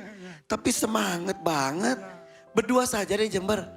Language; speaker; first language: Indonesian; native; Indonesian